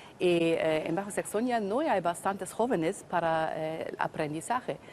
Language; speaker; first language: Spanish; non-native, fluent; German